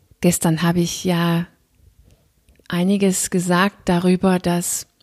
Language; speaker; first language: German; non-native, fluent; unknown